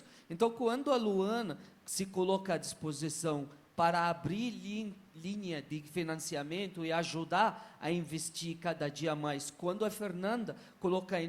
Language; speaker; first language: Portuguese; non-native, fluent; Arabic